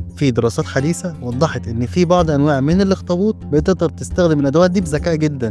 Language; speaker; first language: Arabic; native; Arabic